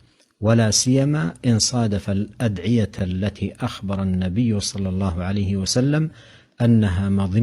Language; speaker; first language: Arabic; native; Arabic